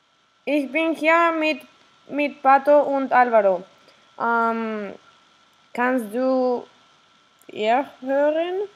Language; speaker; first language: German; non-native, learner; Spanish